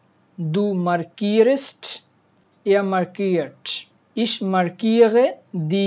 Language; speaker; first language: German; non-native, learner; Bangla